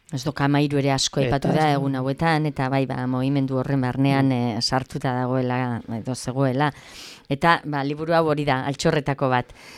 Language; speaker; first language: Basque; native; Basque